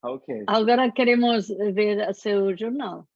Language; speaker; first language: Portuguese; non-native, learner; Spanish